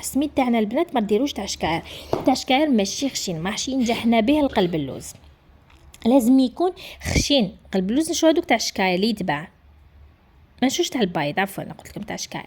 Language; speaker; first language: Arabic; native; Arabic